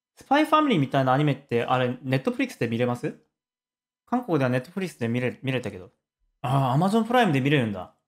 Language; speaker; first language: Japanese; non-native, fluent; Korean